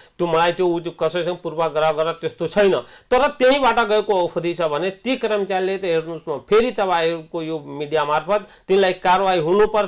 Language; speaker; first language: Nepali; non-native, local second language; Awadhi